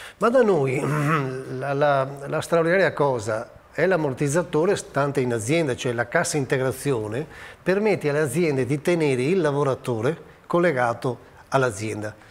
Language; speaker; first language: Italian; native; Italian